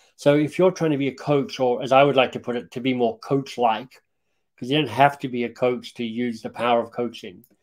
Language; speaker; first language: English; native; English